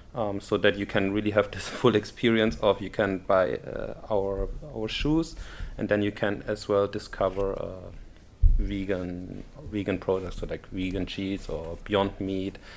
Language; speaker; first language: English; non-native, fluent; German